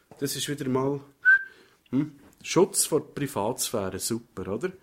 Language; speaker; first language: German; native; German